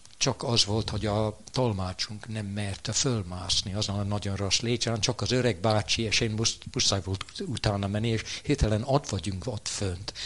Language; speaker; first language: Hungarian; non-native, fluent; English